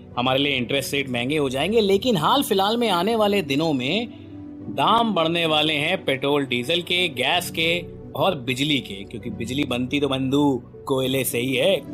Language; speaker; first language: Hindi; native; Hindi